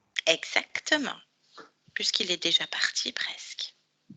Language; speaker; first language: French; native; French